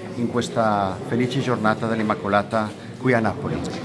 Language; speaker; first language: Italian; non-native, fluent; Spanish